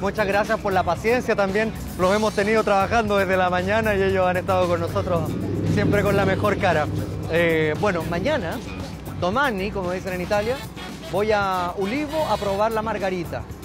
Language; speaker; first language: Spanish; native; Spanish